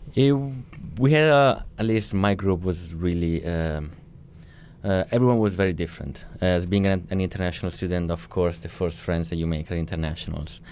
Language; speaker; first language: English; non-native, fluent; Italian